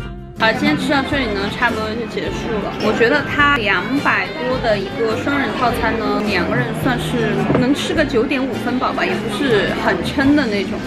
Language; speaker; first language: Chinese; native; Chinese